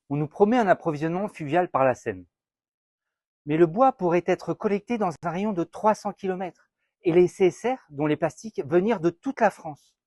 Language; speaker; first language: French; native; French